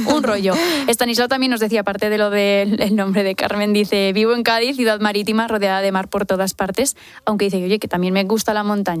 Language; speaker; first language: Spanish; native; Spanish